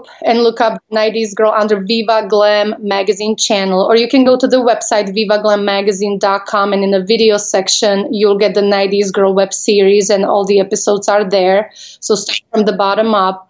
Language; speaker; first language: English; non-native, fluent; Slovak